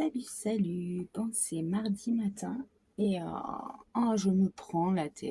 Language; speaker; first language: French; native; French